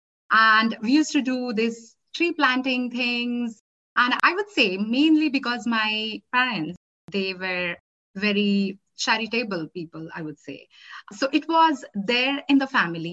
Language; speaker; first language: English; non-native, local second language; Marathi